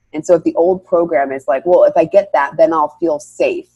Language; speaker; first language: English; native; English